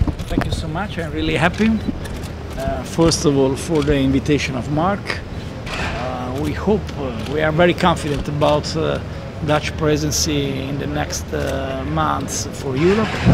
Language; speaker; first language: English; non-native, learner; Italian